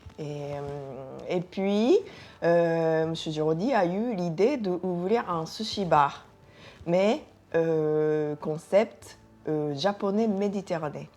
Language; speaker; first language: French; non-native, fluent; Japanese